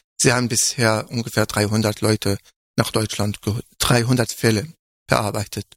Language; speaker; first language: German; non-native, fluent; Arabic